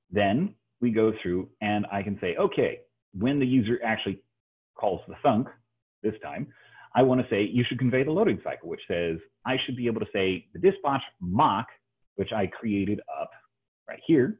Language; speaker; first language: English; native; English